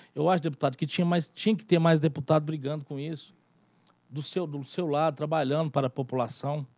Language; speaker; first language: Portuguese; native; Portuguese